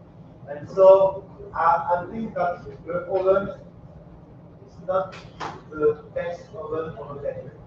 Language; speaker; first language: English; non-native, learner; French